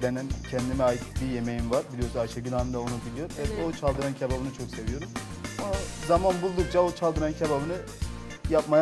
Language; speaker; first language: Turkish; native; Turkish